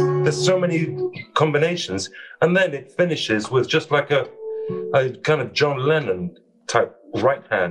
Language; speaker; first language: English; early bilingual, other home language; Spanish